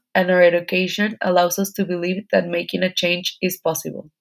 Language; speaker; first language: English; non-native, fluent; Spanish